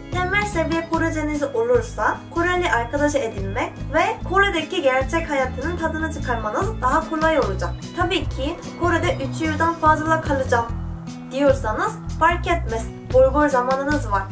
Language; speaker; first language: Turkish; non-native, fluent; Korean